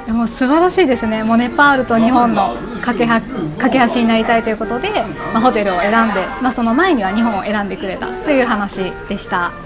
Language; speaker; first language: Japanese; native; Japanese